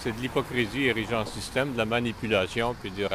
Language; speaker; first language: French; native; French